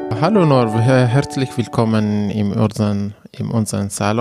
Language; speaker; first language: German; non-native, learner; Arabic